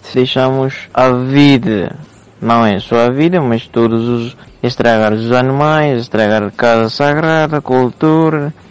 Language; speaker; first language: Portuguese; non-native, fluent; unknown